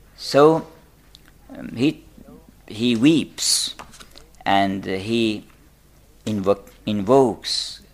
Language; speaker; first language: English; non-native, fluent; Persian